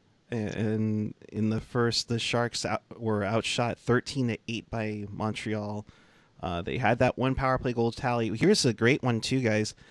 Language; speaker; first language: English; native; English